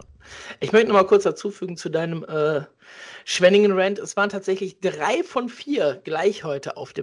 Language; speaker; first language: German; native; German